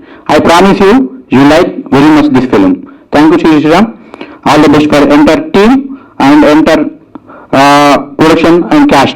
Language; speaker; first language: Telugu; native; Telugu